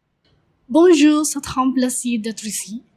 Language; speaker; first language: French; non-native, learner; Spanish